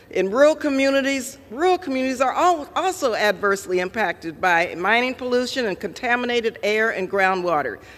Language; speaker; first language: English; native; English